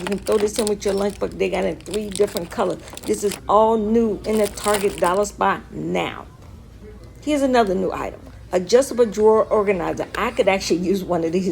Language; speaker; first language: English; native; English